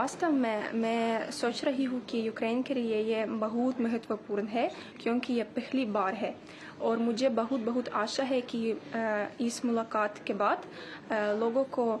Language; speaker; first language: Hindi; non-native, fluent; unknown